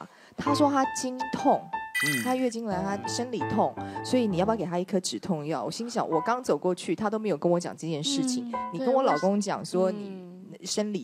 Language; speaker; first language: Chinese; native; Chinese